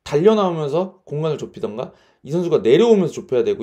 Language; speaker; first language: Korean; native; Korean